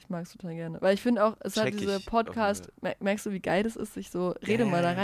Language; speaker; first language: German; native; German